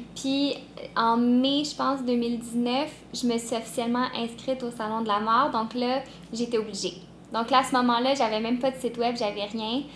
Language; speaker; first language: French; native; French